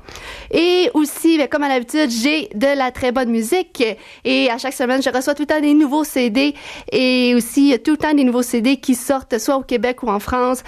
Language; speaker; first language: French; native; French